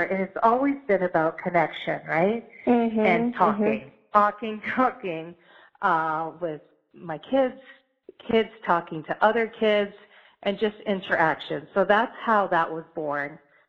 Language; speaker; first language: English; native; English